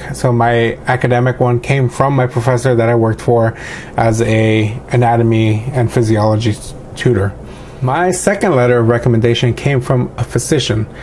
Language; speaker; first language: English; native; English